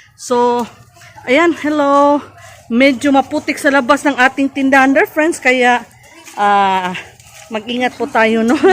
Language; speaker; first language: Filipino; native; Filipino